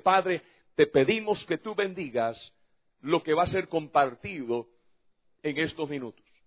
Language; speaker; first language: Spanish; non-native, fluent; English